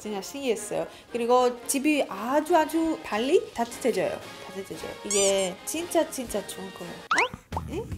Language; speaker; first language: Korean; non-native, learner; Greek